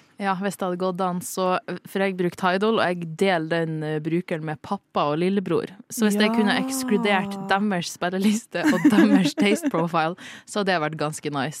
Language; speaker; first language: Norwegian; native; Norwegian